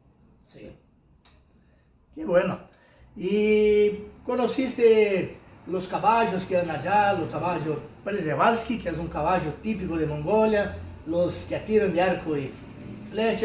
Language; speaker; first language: Spanish; non-native, fluent; Portuguese